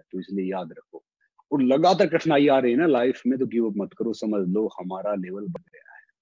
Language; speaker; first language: Hindi; native; Hindi